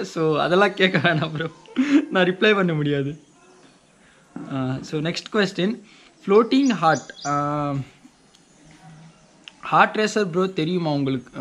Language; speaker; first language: Tamil; non-native, local second language; Hindi